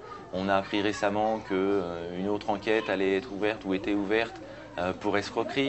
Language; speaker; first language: French; native; French